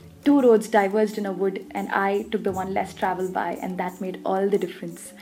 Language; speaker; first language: English; non-native, local second language; Tamil